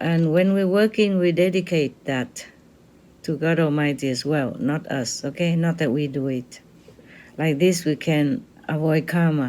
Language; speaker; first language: English; non-native, fluent; Vietnamese